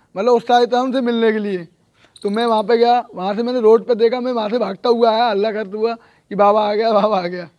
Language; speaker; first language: Hindi; native; Hindi